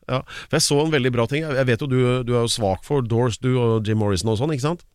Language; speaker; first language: Norwegian; native; Norwegian